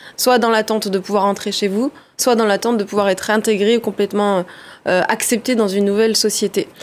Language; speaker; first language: French; early bilingual, other home language; Arabic